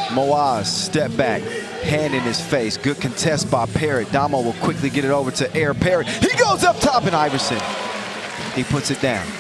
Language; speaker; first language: English; native; English